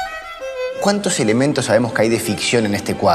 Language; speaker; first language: Spanish; native; Spanish